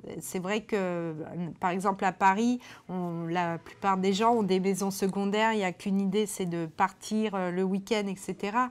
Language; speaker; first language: French; native; French